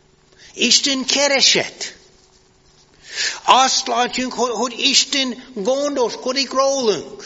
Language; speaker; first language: Hungarian; non-native, fluent; English